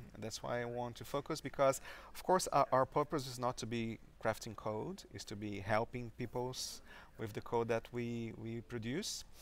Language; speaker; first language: English; non-native, fluent; Portuguese